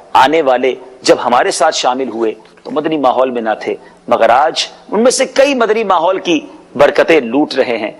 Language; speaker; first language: Urdu; native; Urdu